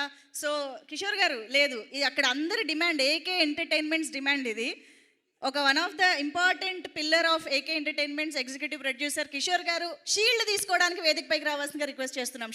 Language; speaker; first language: Telugu; native; Telugu